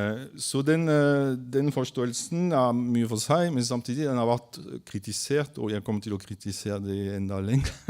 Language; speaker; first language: Norwegian; non-native, fluent; French